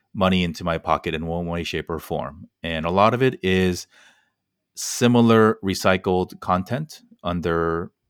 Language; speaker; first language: English; native; English